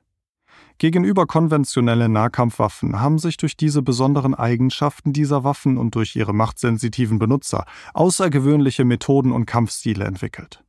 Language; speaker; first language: German; native; German